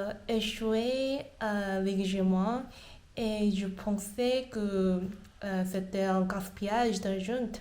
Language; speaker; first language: French; non-native, learner; Korean